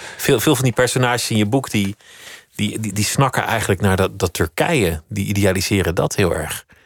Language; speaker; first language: Dutch; native; Dutch